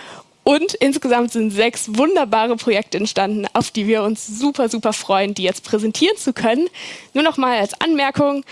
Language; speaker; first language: German; native; German